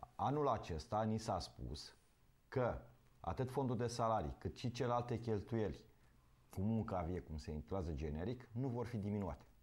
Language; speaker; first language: Romanian; native; Romanian